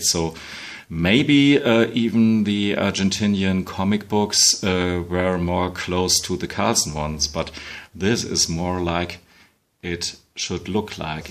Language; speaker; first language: English; non-native, fluent; German